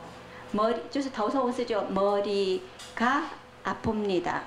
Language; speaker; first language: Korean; non-native, fluent; Chinese